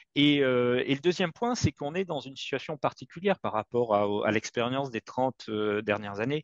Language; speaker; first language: French; native; French